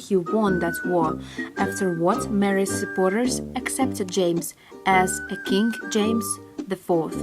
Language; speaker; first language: English; non-native, learner; Russian